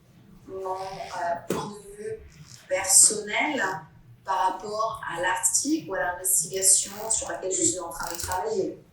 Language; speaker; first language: French; non-native, fluent; Italian